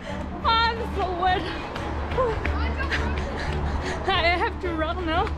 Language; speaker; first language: English; non-native, fluent; Chinese